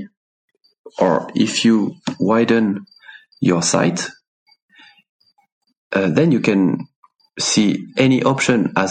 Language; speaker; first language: English; non-native, fluent; French